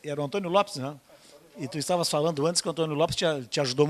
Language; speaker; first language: Portuguese; native; Portuguese